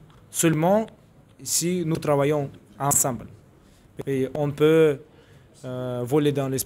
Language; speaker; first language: French; non-native, fluent; Russian